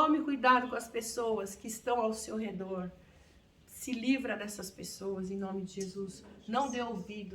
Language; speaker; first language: Portuguese; native; Portuguese